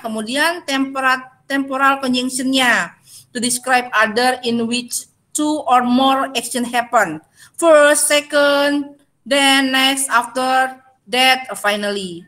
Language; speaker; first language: English; non-native, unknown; Indonesian